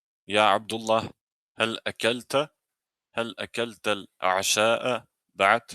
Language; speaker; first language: Arabic; non-native, learner; Serbian